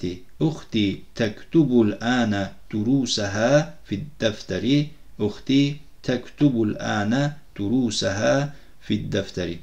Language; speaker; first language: Arabic; non-native, fluent; Turkish